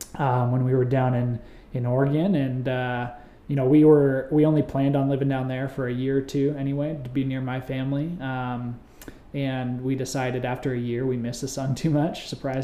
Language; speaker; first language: English; native; English